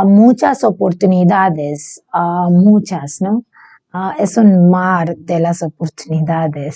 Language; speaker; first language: Spanish; non-native, learner; Bangla